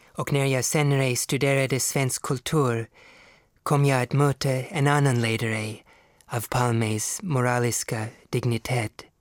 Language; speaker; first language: Swedish; non-native, fluent; English